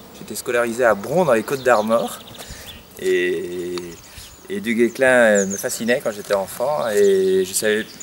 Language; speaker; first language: French; native; French